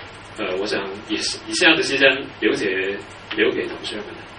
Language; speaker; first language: Chinese; non-native, local second language; Cantonese